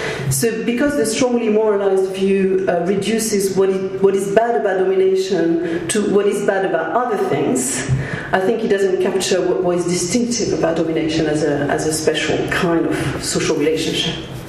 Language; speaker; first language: English; non-native, fluent; French